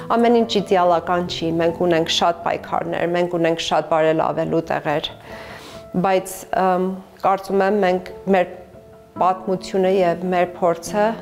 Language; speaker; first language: Armenian; early bilingual, heritage; Armenian